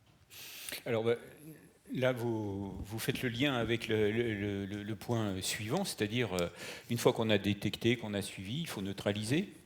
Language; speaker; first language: French; native; French